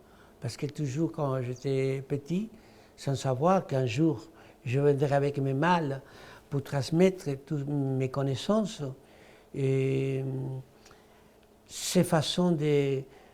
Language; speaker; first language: French; non-native, fluent; Spanish